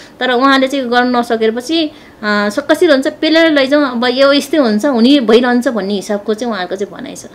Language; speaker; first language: Nepali; native; Nepali